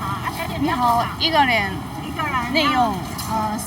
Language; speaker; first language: Chinese; non-native, learner; Japanese